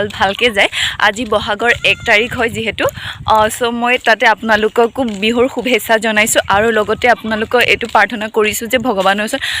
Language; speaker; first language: Assamese; non-native, local second language; Bodo